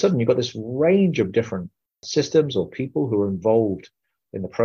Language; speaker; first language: English; native; English